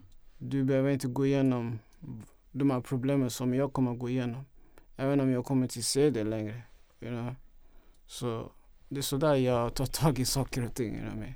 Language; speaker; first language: Swedish; non-native, fluent; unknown